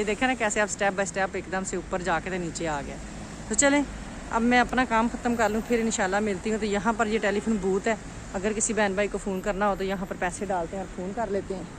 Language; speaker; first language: Urdu; native; Urdu